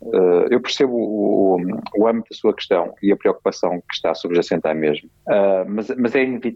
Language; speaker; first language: Portuguese; native; Portuguese